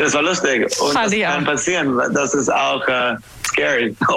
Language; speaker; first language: German; non-native, learner; English